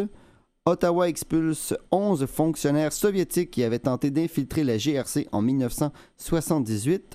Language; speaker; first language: French; native; French